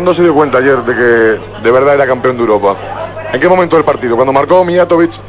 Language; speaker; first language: Spanish; native; Spanish